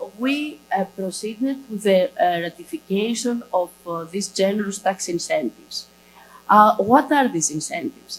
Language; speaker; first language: English; non-native, fluent; Greek